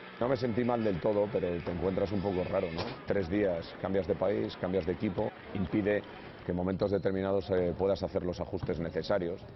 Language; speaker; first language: Spanish; native; Spanish